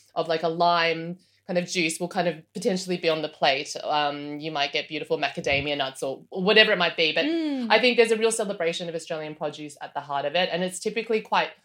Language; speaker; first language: English; native; English